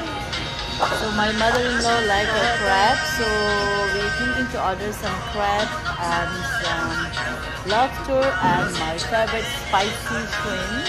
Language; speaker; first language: English; non-native, local second language; Tibetan